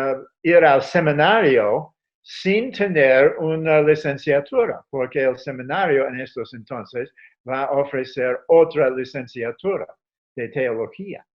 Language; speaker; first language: Spanish; non-native, fluent; English